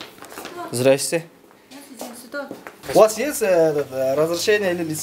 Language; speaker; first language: Russian; non-native, local second language; Kyrgyz